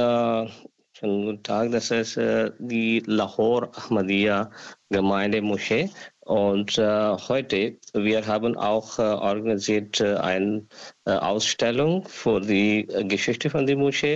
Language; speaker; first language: German; non-native, learner; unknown